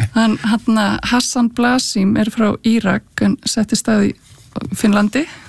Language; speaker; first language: Icelandic; native; Icelandic